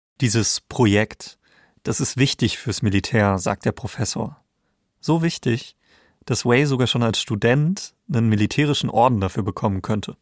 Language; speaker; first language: German; native; German